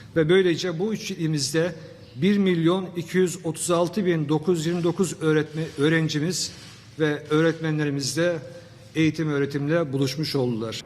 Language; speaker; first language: Turkish; native; Turkish